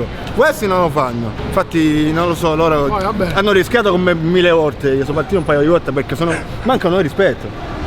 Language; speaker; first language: Italian; native; Italian